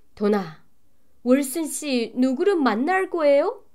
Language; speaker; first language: Korean; non-native, learner; Chinese